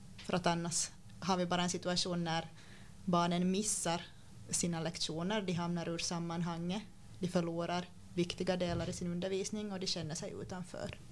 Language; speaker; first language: Swedish; native; Swedish